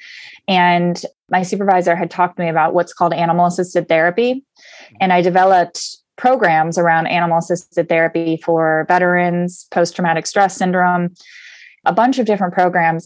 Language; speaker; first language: English; native; English